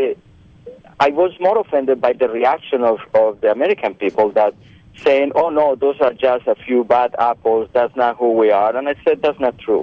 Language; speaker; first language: English; non-native, fluent; Spanish